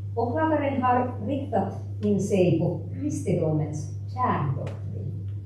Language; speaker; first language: Swedish; non-native, local second language; Finnish